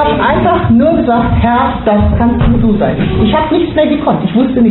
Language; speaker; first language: German; native; German